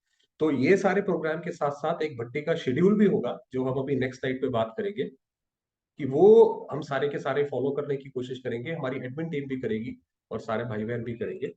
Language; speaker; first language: Hindi; native; Hindi